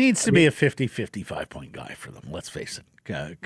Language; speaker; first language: English; native; English